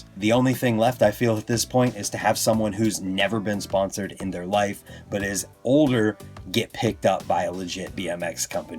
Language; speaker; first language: English; native; English